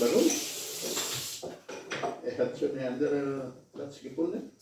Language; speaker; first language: German; non-native, learner; Filipino